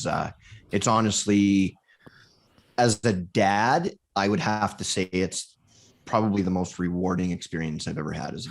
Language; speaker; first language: English; native; English